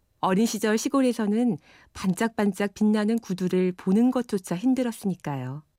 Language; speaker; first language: Korean; native; Korean